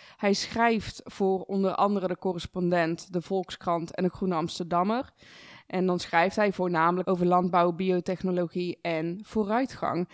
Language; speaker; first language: Dutch; early bilingual, other home language; Persian